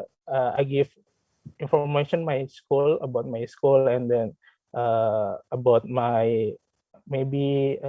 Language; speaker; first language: English; non-native, learner; Indonesian